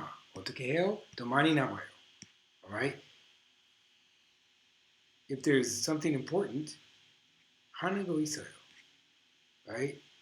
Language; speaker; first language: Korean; non-native, learner; English